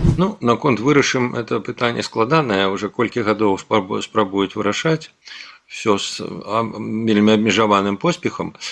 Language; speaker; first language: Belarusian; non-native, local second language; Russian